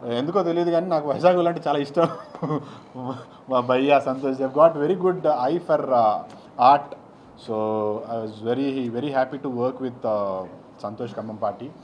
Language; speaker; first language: Telugu; native; Telugu